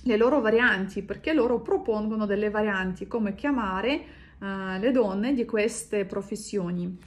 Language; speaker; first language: Italian; non-native, fluent; Russian